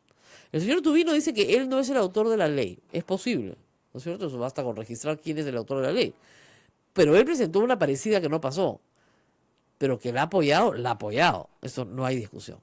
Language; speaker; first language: Spanish; native; Spanish